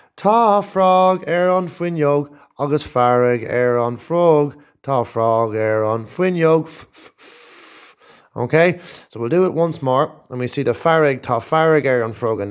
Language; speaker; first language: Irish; non-native, local second language; English